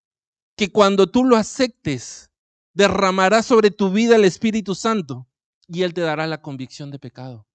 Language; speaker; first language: Spanish; native; Spanish